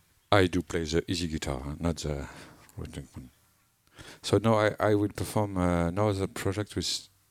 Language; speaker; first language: English; non-native, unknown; French